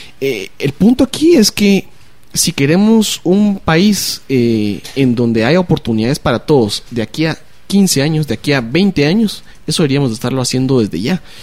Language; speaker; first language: Spanish; native; Spanish